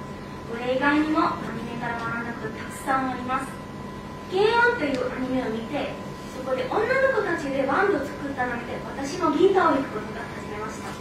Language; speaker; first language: Japanese; non-native, fluent; Bangla